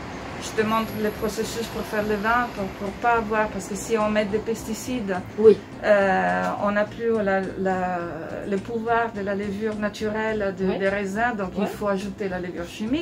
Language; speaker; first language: French; non-native, fluent; Italian